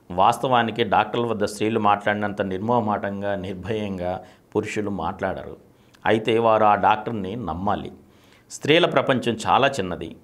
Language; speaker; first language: Telugu; native; Telugu